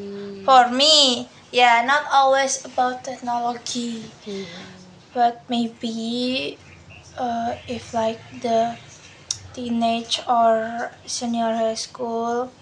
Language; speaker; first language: English; non-native, learner; Indonesian